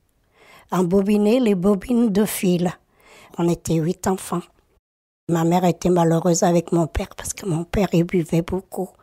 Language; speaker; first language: French; early bilingual, other home language; Portuguese